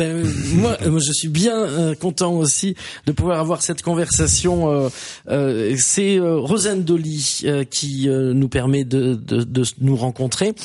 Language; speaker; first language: French; native; French